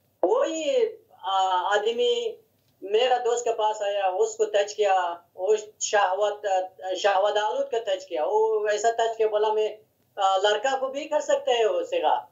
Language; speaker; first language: Hindi; non-native, learner; Hazaragi